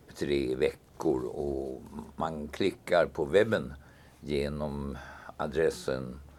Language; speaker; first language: Swedish; native; Swedish